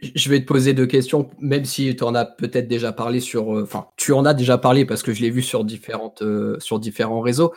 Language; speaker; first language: French; native; French